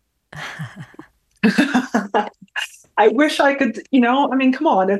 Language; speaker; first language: English; native; English